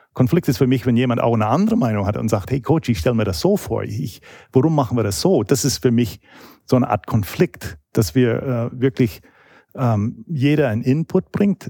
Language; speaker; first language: German; non-native, fluent; English